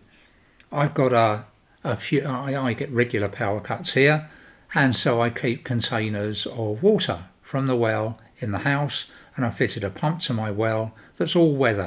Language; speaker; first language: English; native; English